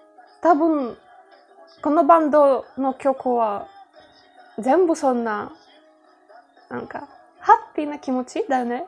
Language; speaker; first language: Japanese; non-native, learner; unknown